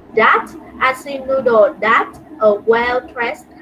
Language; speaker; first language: English; non-native, fluent; Vietnamese